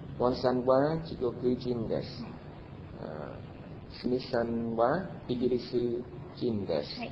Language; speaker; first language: Japanese; non-native, learner; Vietnamese